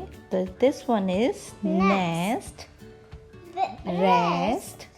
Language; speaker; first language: English; non-native, local second language; Hindi